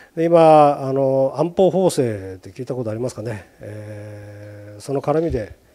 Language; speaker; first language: Japanese; native; Japanese